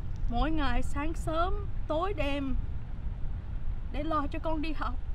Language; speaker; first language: Vietnamese; early bilingual, heritage; Vietnamese